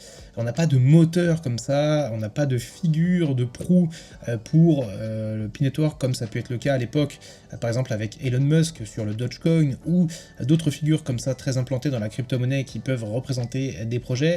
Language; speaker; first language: French; native; French